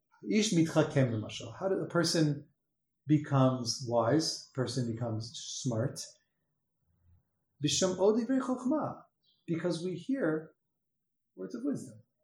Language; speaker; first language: English; native; English